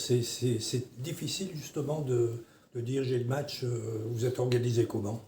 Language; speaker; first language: French; native; French